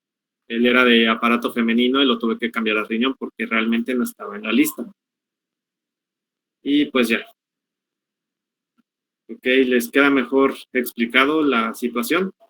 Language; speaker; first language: Spanish; native; Spanish